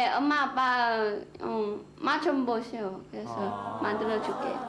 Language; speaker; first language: Korean; non-native, learner; Vietnamese